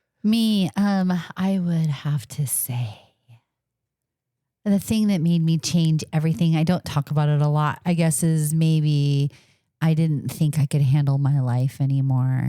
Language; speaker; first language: English; native; English